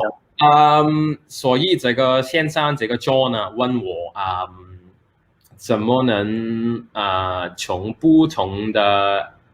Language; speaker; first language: Chinese; early bilingual, heritage; Chinese